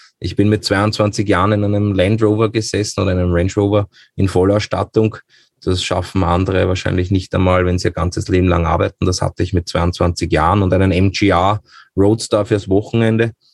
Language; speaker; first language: German; native; German